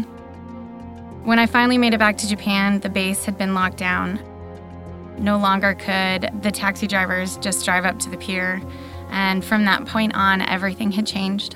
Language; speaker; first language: English; native; English